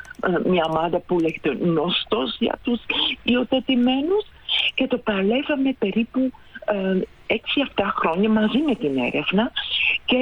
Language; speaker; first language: Greek; non-native, fluent; Dutch